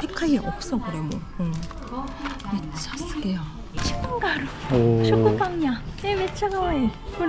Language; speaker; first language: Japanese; non-native, learner; Korean